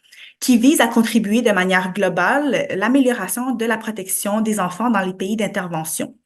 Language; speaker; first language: French; native; French